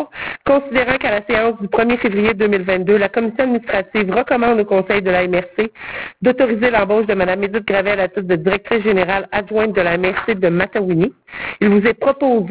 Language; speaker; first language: French; native; French